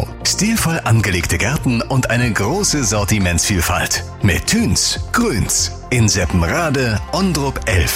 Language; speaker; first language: German; native; German